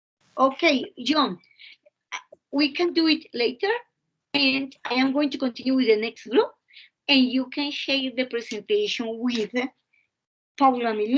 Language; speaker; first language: English; non-native, fluent; Spanish